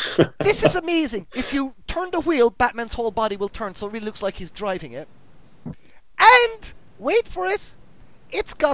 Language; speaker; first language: English; native; English